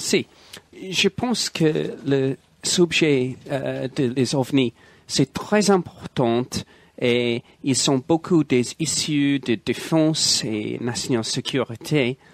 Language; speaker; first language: French; non-native, learner; English